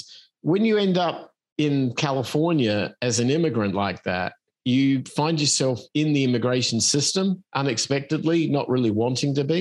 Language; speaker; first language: English; native; English